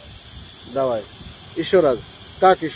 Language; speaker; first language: Russian; non-native, learner; Bangla